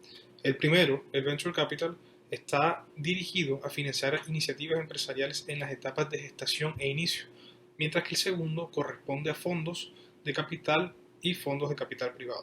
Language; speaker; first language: Spanish; native; Spanish